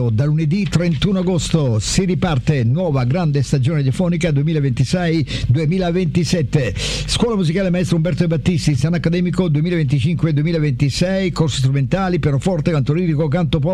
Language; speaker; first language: Italian; native; Italian